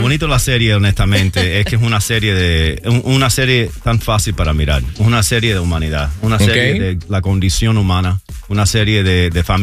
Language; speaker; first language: Spanish; early bilingual, heritage; Spanish